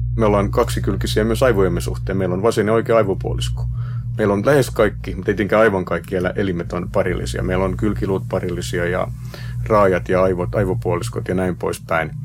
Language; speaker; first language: Finnish; native; Finnish